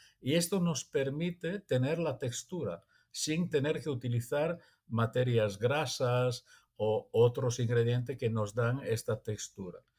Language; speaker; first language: Spanish; non-native, fluent; Italian